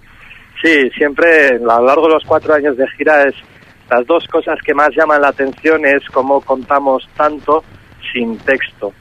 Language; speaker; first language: Spanish; native; Spanish